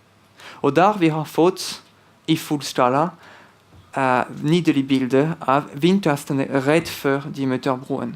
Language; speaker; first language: Norwegian; non-native, fluent; French